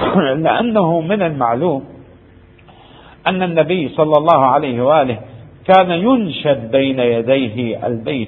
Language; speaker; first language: Arabic; native; Arabic